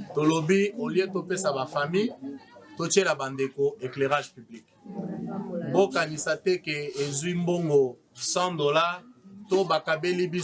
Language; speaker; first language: Lingala; native; Lingala